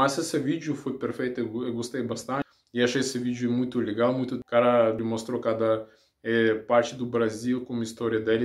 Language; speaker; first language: Portuguese; non-native, learner; Russian